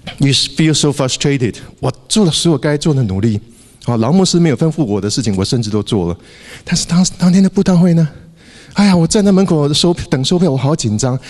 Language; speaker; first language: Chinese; native; Chinese